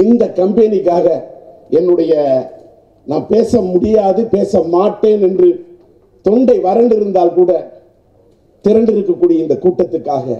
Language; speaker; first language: Tamil; native; Tamil